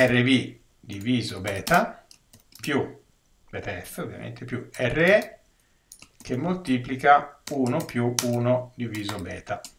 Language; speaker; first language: Italian; native; Italian